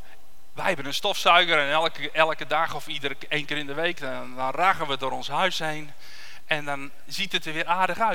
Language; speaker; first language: Dutch; native; Dutch